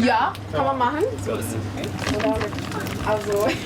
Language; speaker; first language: German; non-native, fluent; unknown